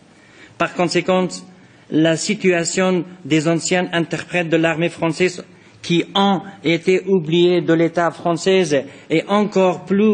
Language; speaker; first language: French; non-native, fluent; Persian